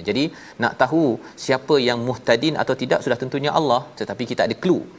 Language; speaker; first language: Malay; native; Malay